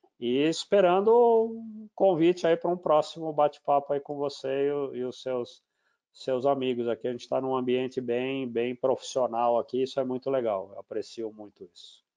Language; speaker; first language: Portuguese; native; Portuguese